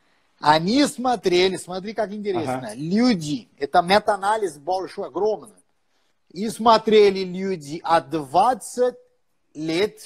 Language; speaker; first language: Russian; non-native, fluent; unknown